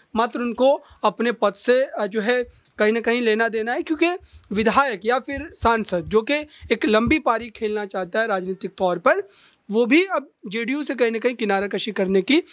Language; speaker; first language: Hindi; native; Hindi